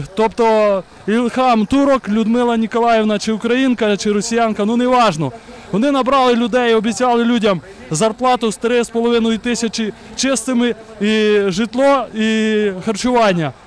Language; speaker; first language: Ukrainian; native; Ukrainian